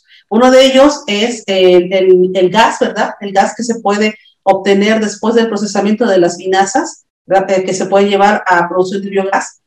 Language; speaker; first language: Spanish; native; Spanish